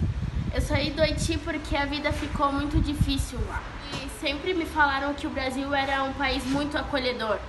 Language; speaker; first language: Portuguese; non-native, fluent; Haitian Creole